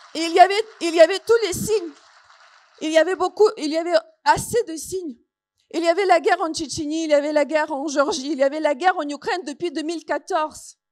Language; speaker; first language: French; non-native, fluent; Ukrainian